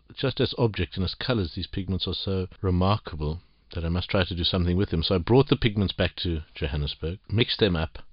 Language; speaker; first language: English; native; English